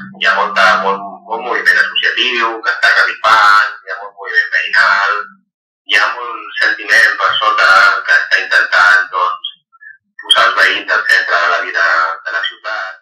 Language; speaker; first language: Catalan; non-native, local second language; Spanish